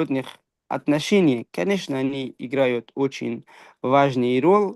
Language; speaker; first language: Russian; non-native, fluent; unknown